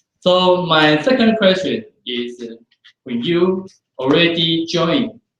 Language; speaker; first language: English; non-native, fluent; Chinese